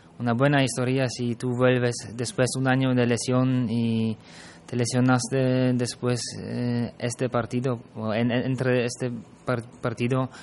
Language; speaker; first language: Spanish; non-native, fluent; German